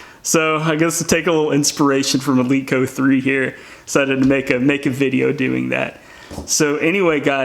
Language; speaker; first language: English; native; English